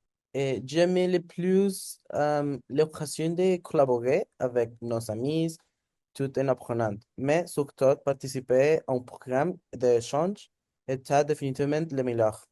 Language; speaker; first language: French; non-native, learner; Spanish